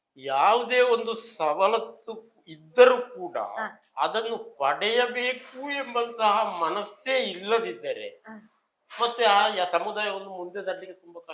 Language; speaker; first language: Kannada; non-native, local second language; Marathi